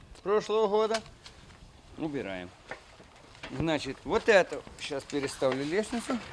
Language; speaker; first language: Russian; non-native, local second language; Ukrainian